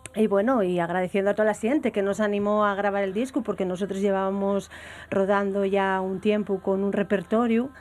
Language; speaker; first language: Spanish; native; Spanish